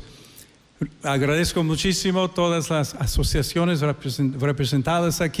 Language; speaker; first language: Spanish; non-native, fluent; English